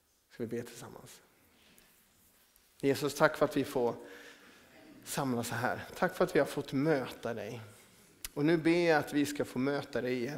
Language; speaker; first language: Swedish; native; Swedish